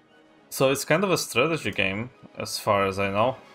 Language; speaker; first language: English; non-native, fluent; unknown